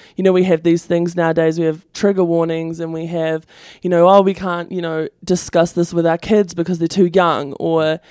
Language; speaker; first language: English; native; English